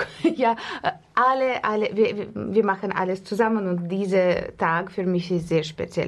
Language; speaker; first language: German; non-native, learner; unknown